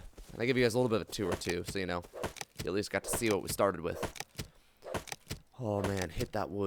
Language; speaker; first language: English; native; English